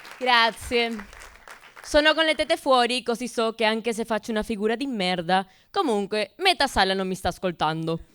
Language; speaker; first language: Italian; non-native, fluent; Spanish